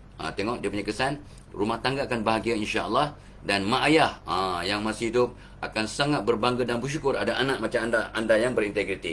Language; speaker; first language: Malay; native; Malay